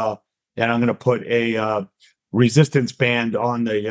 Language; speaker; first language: English; native; English